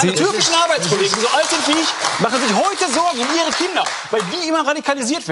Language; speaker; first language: German; native; German